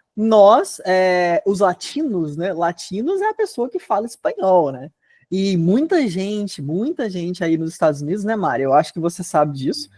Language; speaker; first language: Portuguese; native; Portuguese